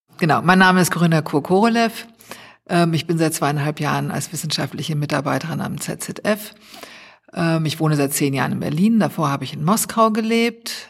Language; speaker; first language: German; native; German